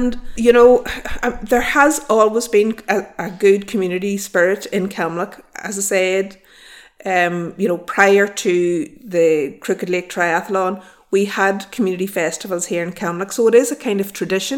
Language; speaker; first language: English; native; English